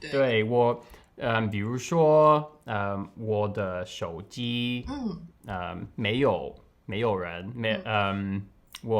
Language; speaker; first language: Chinese; non-native, learner; English